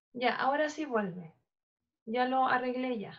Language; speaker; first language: Spanish; native; Spanish